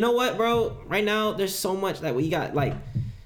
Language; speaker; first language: English; non-native, local second language; Filipino